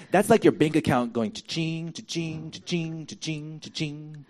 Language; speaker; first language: English; native; English